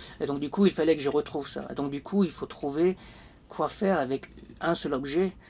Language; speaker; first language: French; non-native, fluent; Danish